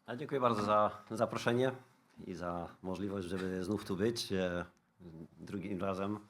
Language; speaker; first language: Polish; non-native, fluent; Dutch